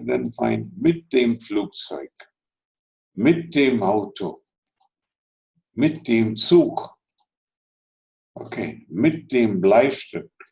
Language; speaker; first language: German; non-native, fluent; Telugu